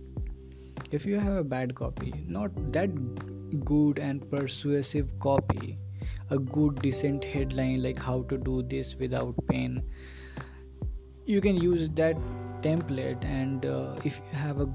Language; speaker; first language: English; non-native, local second language; Hindi